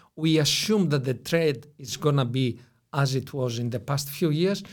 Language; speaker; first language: English; non-native, fluent; Greek